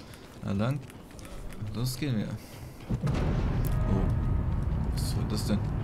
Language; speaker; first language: German; native; German